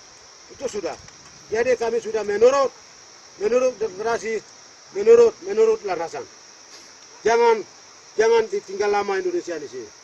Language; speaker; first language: Indonesian; non-native, local second language; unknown